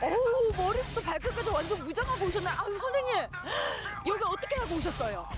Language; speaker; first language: Korean; native; Korean